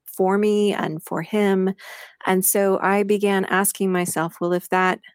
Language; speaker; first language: English; native; English